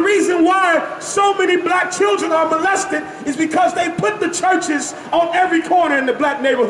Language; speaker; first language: English; native; English